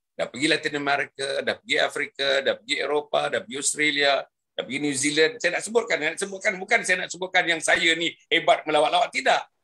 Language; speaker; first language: Malay; native; Malay